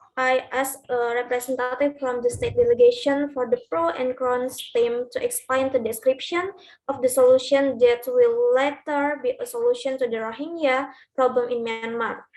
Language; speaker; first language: English; non-native, learner; Indonesian